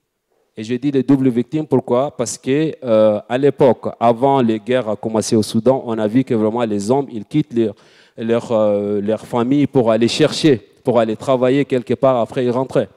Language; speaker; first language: French; non-native, local second language; Arabic